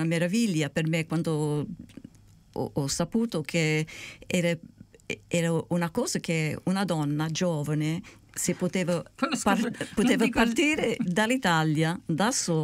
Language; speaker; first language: Italian; early bilingual, heritage; Italian